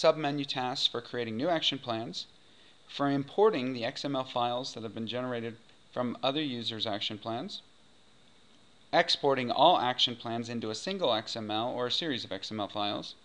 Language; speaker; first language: English; native; English